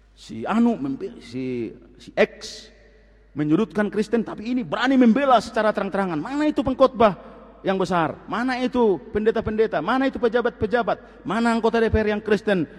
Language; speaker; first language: Indonesian; non-native, local second language; Batak Toba